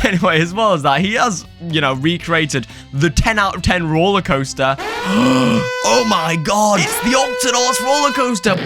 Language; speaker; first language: English; native; English